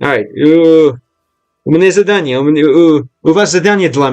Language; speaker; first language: Russian; non-native, learner; English